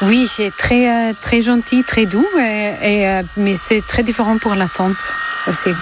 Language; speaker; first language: French; non-native, fluent; German